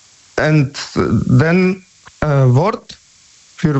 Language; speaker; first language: German; non-native, learner; Polish